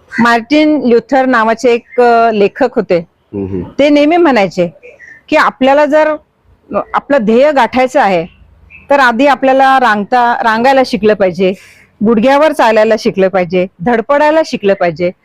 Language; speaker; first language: Marathi; native; Marathi